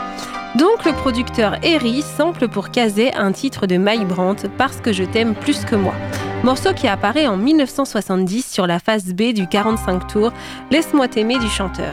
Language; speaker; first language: French; native; French